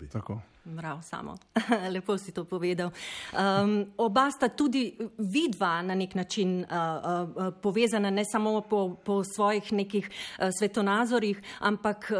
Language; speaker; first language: Slovenian; native; Slovenian